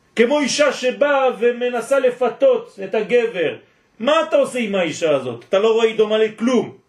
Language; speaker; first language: Hebrew; non-native, fluent; French